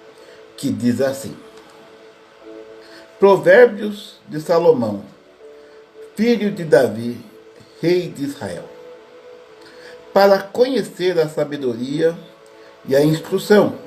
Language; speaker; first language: Portuguese; native; Portuguese